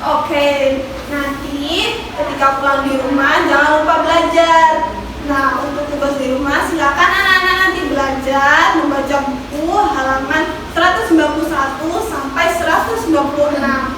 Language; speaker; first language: Indonesian; native; Indonesian